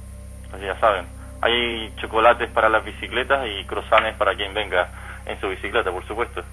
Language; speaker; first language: Spanish; native; Spanish